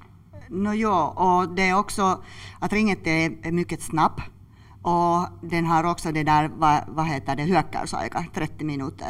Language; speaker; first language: Swedish; non-native, local second language; Finnish